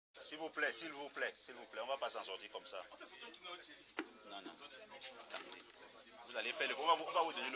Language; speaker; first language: French; native; French